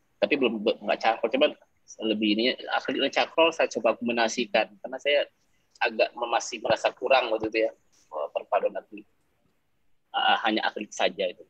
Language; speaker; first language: Indonesian; non-native, local second language; Minangkabau